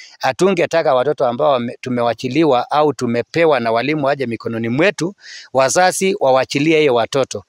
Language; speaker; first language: Swahili; non-native, local second language; Kalenjin